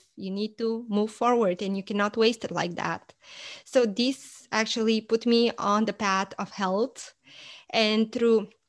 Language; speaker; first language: English; non-native, fluent; Portuguese